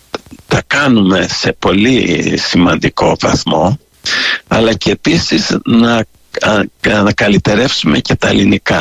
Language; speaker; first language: Greek; early bilingual, heritage; Greek